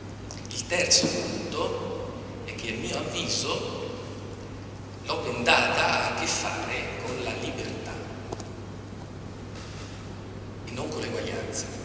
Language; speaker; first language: Italian; native; Italian